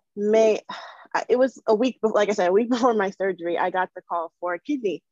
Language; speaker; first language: English; early bilingual, other home language; Wolof